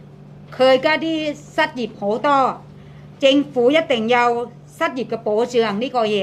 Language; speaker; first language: Cantonese; non-native, fluent; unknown